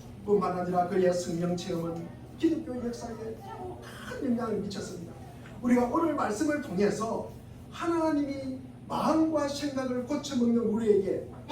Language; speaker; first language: Korean; native; Korean